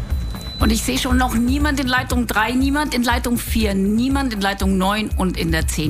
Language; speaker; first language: German; native; German